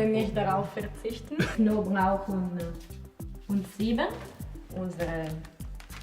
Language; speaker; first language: German; non-native, fluent; Italian